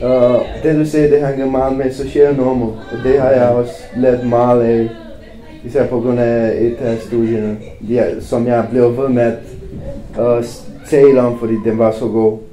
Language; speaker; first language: Danish; non-native, fluent; Romanian